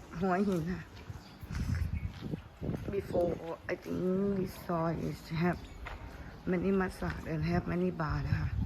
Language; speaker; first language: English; non-native, learner; Thai